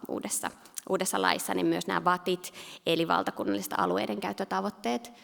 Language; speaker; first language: Finnish; native; Finnish